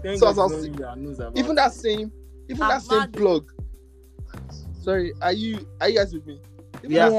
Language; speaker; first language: English; non-native, local second language; Yoruba